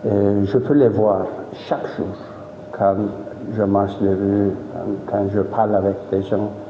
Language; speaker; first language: French; non-native, fluent; Turkish